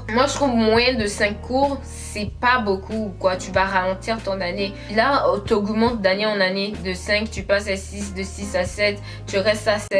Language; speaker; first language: French; native; French